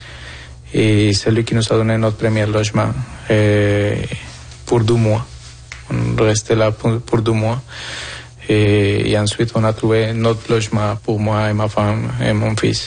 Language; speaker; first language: French; non-native, fluent; Spanish